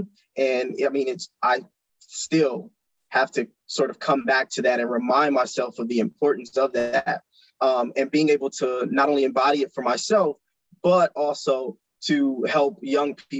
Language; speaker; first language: English; native; English